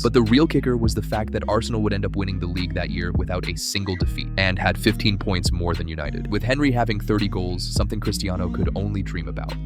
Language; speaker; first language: English; native; English